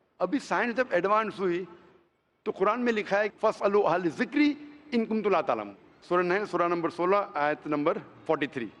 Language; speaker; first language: Hindi; non-native, local second language; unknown